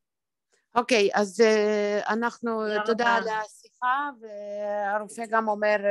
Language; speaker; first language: Hebrew; non-native, fluent; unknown